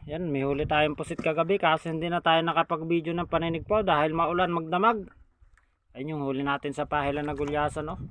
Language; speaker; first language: Filipino; native; Filipino